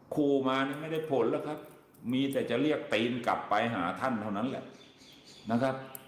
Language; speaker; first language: Thai; native; Thai